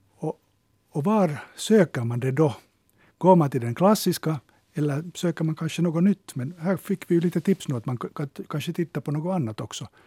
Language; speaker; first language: Swedish; native; Swedish